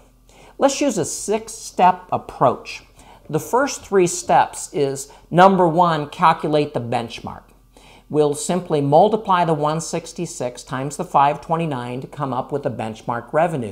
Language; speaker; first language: English; native; English